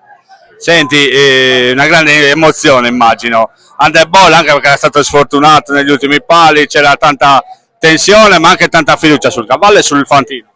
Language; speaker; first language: Italian; native; Italian